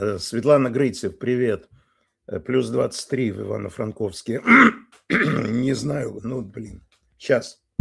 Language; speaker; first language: Russian; non-native, local second language; Polish